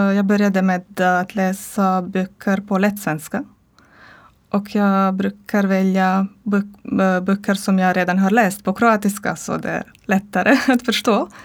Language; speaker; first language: Swedish; non-native, learner; Croatian